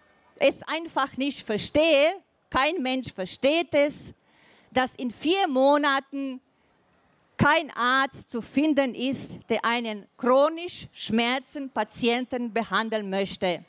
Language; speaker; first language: German; non-native, fluent; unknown